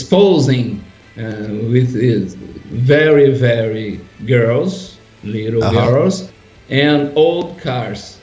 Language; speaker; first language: English; non-native, learner; Portuguese